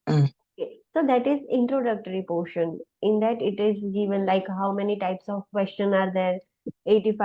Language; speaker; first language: English; non-native, local second language; Gujarati